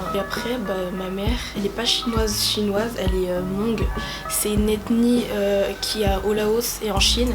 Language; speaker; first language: French; native; French